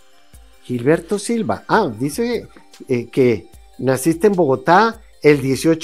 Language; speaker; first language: Spanish; native; Spanish